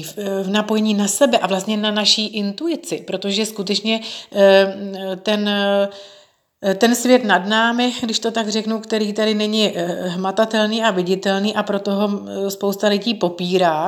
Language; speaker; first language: Czech; native; Czech